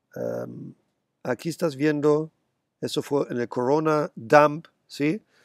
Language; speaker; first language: Spanish; non-native, fluent; German